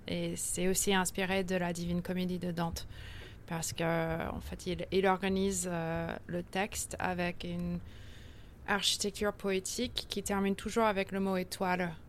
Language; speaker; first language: French; early bilingual, heritage; French